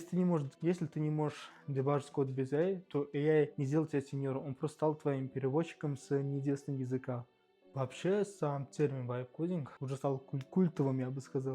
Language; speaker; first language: Russian; native; Russian